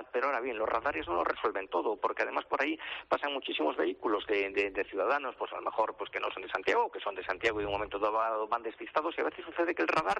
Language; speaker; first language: Spanish; native; Spanish